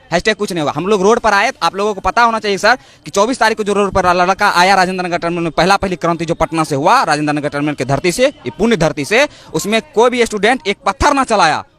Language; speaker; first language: Hindi; native; Hindi